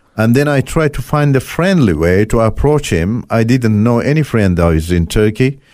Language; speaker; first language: English; non-native, fluent; Turkish